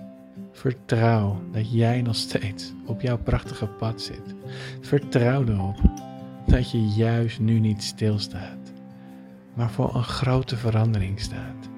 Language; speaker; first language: Dutch; native; Dutch